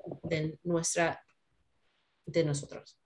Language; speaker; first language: Spanish; non-native, learner; English